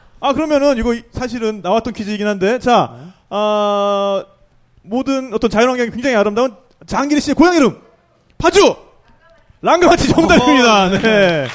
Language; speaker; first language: Korean; native; Korean